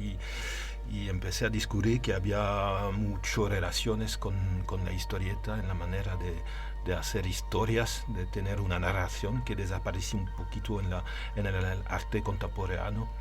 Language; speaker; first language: Spanish; non-native, learner; French